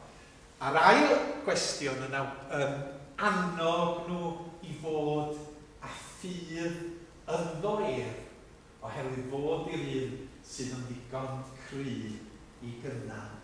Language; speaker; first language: Welsh; native; Welsh